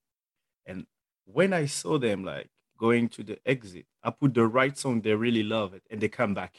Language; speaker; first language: English; non-native, fluent; French